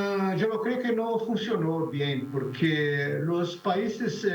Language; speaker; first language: Spanish; non-native, fluent; Portuguese